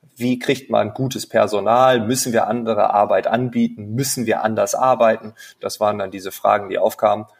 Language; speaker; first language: German; native; German